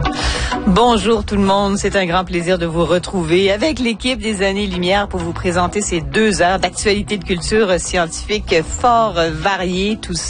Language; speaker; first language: French; native; French